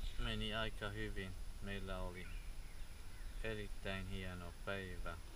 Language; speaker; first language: Finnish; non-native, fluent; Central Kurdish